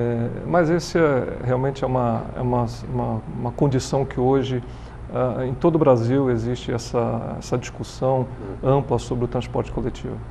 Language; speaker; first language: Portuguese; native; Portuguese